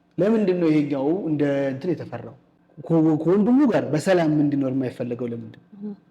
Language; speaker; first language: Amharic; native; Amharic